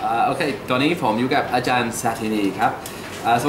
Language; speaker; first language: Thai; native; Thai